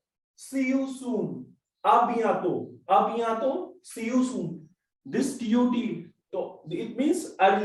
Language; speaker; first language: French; non-native, learner; Hindi